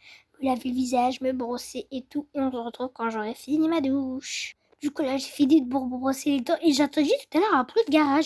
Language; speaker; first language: French; native; French